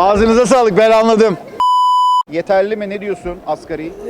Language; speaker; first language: Turkish; native; Turkish